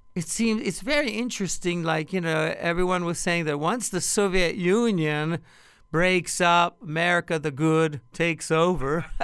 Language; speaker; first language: English; native; English